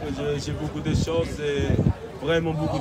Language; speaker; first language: French; non-native, learner; Arabic